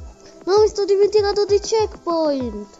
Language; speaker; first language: Italian; early bilingual, other home language; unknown